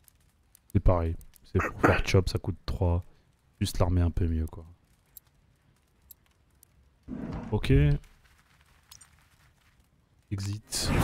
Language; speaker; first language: French; native; French